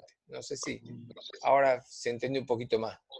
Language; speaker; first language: Spanish; native; Spanish